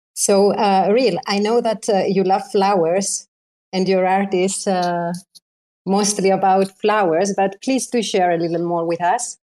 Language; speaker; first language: English; non-native, fluent; Greek